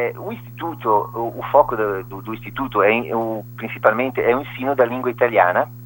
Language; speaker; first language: Portuguese; non-native, fluent; Italian